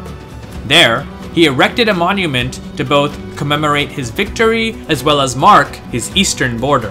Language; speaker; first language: English; native; English